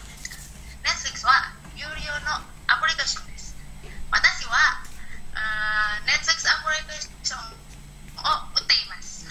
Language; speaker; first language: Japanese; non-native, learner; Indonesian